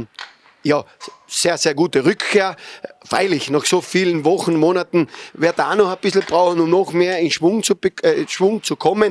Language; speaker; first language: German; native; German